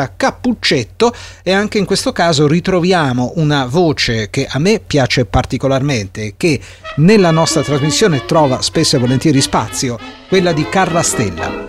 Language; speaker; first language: Italian; native; Italian